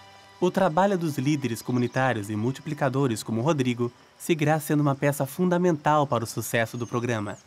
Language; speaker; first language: Portuguese; native; Portuguese